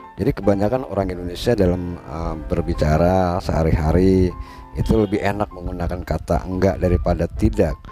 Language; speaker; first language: Indonesian; native; Indonesian